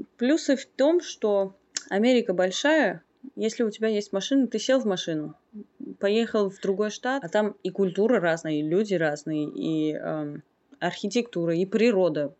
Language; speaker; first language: Russian; non-native, local second language; Armenian